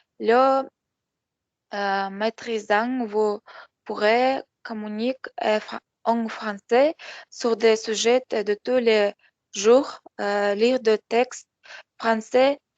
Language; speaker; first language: French; non-native, learner; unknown